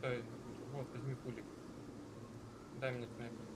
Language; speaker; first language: Russian; native; Russian